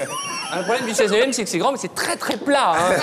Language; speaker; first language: French; native; French